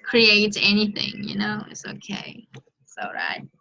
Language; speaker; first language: English; non-native, fluent; Vietnamese